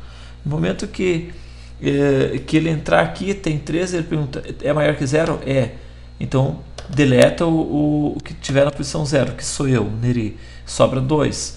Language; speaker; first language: Portuguese; native; Portuguese